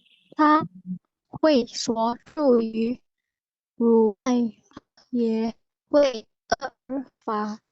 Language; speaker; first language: Chinese; non-native, learner; Indonesian